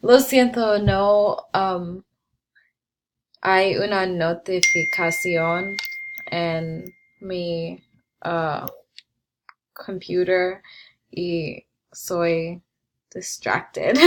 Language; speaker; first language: Spanish; non-native, learner; English